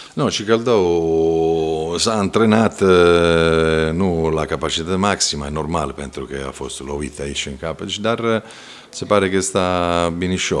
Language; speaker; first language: Romanian; non-native, fluent; Italian